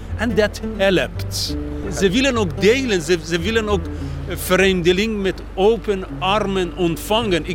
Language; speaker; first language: Dutch; non-native, fluent; Persian